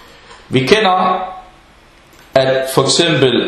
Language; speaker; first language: Danish; non-native, fluent; Arabic